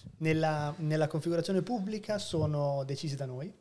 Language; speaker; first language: Italian; native; Italian